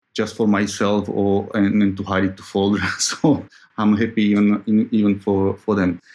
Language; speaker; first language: English; non-native, fluent; Slovak